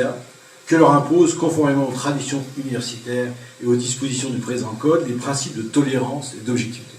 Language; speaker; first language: French; native; French